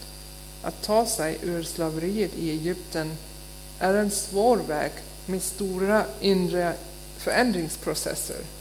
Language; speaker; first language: Swedish; non-native, fluent; German